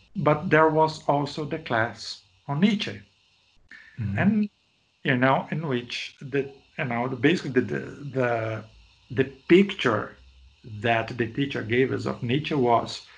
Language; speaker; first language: English; non-native, fluent; Portuguese